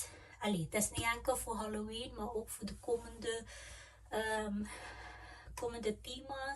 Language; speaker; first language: Dutch; non-native, fluent; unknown